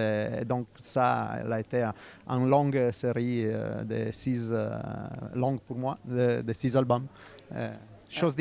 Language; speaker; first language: French; non-native, fluent; Italian